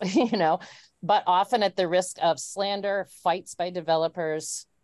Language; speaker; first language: English; native; English